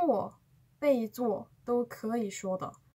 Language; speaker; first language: Chinese; non-native, fluent; Korean